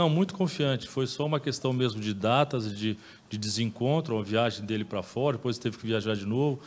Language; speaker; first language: Portuguese; native; Portuguese